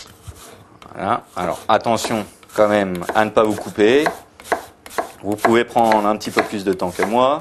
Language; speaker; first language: French; native; French